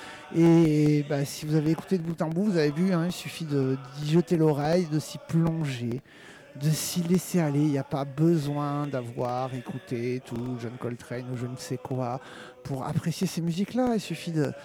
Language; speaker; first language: French; native; French